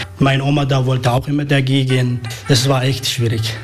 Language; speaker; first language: German; non-native, learner; Arabic